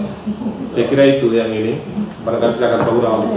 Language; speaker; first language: Indonesian; native; Indonesian